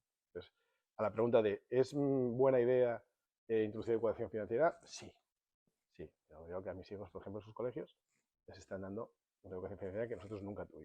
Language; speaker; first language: Spanish; native; Spanish